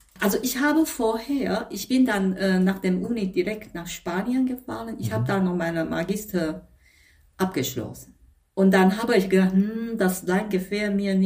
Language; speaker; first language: German; non-native, fluent; Chinese